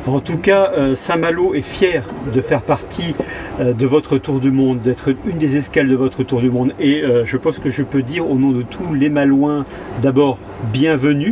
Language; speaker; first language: French; native; French